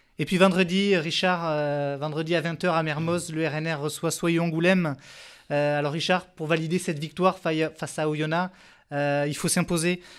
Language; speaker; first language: French; native; French